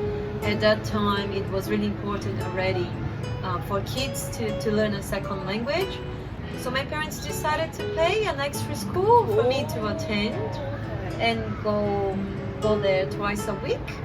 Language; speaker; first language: English; non-native, fluent; Portuguese